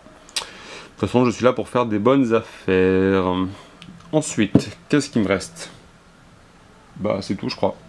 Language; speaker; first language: French; native; French